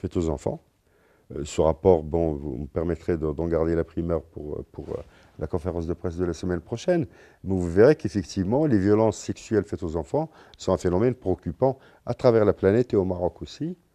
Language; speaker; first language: French; non-native, local second language; Arabic